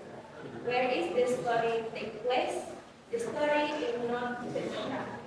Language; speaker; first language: English; non-native, learner; Indonesian